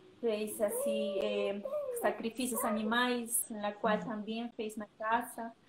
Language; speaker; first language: Portuguese; non-native, learner; Spanish